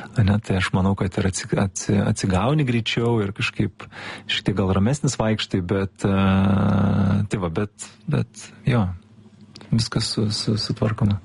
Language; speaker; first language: Lithuanian; native; Lithuanian